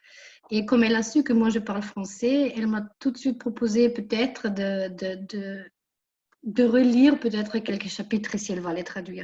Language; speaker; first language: French; non-native, fluent; German